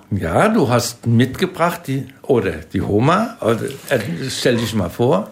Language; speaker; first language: German; native; German